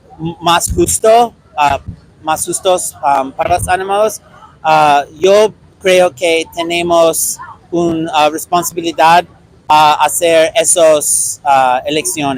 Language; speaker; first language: Spanish; non-native, learner; English